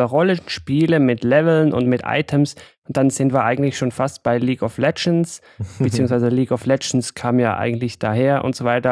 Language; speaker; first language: German; native; German